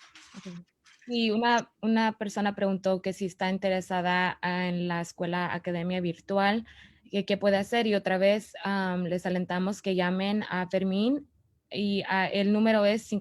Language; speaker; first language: Spanish; early bilingual, other home language; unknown